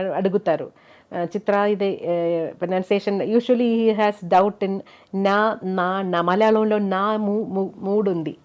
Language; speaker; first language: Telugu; non-native, learner; Malayalam